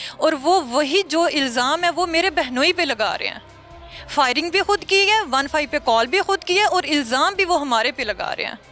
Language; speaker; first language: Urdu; non-native, local second language; Punjabi